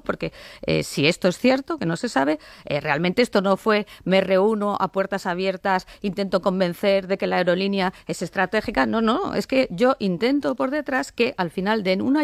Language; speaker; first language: Spanish; native; Spanish